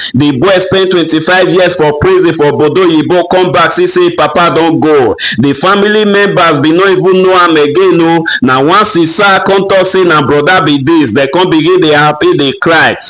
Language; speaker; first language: Nigerian Pidgin; non-native, local second language; Esan